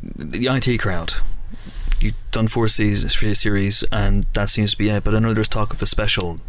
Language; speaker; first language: English; native; English